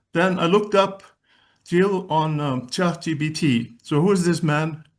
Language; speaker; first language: English; non-native, fluent; Icelandic